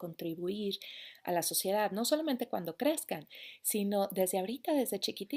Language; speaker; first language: Spanish; native; Spanish